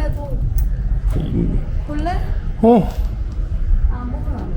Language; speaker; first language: Korean; non-native, fluent; Persian